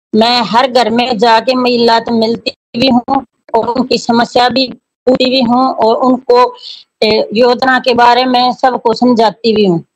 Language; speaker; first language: Hindi; native; Hindi